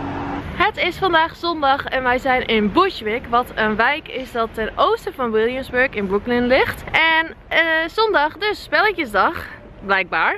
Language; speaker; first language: Dutch; native; Dutch